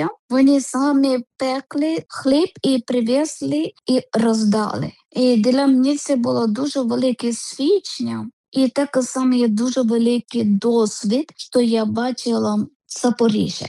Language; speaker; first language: Ukrainian; non-native, learner; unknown